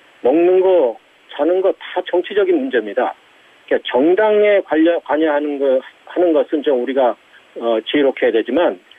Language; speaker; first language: Korean; native; Korean